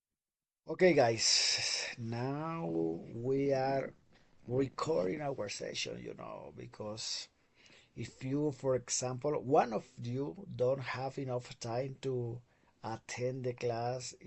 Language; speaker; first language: English; non-native, fluent; Spanish